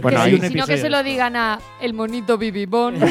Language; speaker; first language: Spanish; native; Spanish